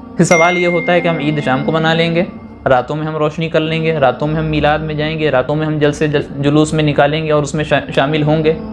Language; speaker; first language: Urdu; native; Urdu